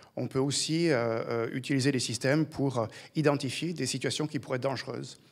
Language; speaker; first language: French; native; French